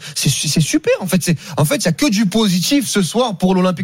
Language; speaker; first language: French; native; French